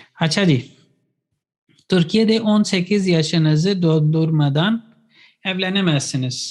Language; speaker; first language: Turkish; non-native, fluent; Urdu